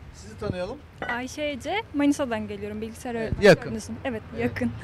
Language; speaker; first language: Turkish; native; Turkish